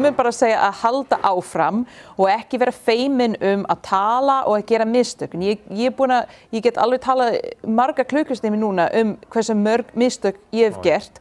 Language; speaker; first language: Icelandic; non-native, learner; English